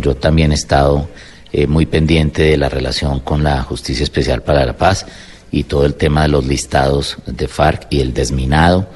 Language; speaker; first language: Spanish; native; Spanish